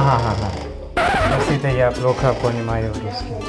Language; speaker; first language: Russian; non-native, learner; Malayalam